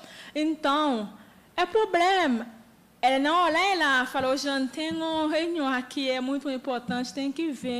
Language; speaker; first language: Portuguese; non-native, learner; Haitian Creole